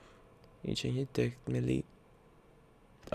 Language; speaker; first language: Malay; non-native, learner; Russian